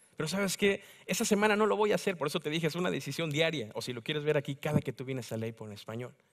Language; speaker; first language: Spanish; native; Spanish